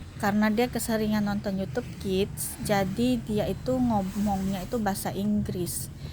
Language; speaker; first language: Indonesian; non-native, local second language; Hakka Chinese